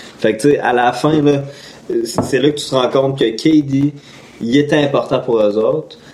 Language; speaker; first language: French; native; French